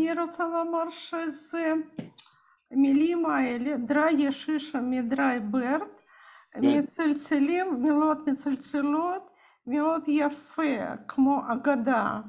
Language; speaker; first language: Hebrew; non-native, fluent; Russian